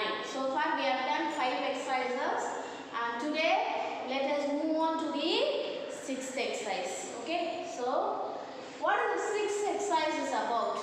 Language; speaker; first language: English; non-native, local second language; Tamil